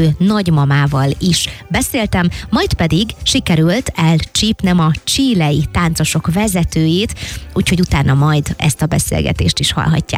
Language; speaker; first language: Hungarian; native; Hungarian